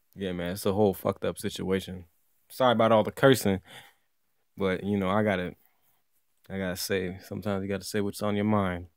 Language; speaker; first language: English; native; English